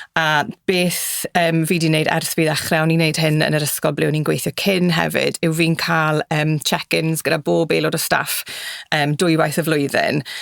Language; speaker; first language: Welsh; native; Welsh